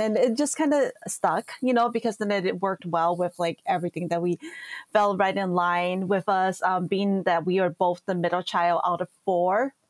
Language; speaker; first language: English; native; English